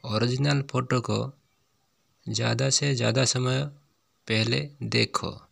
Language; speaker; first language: Hindi; non-native, local second language; Odia